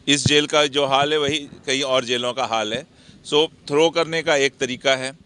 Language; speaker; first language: Hindi; non-native, local second language; Punjabi